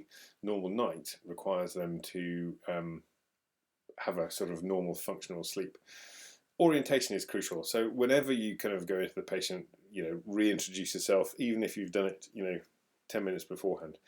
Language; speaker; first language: English; native; English